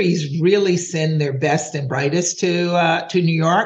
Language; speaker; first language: English; native; English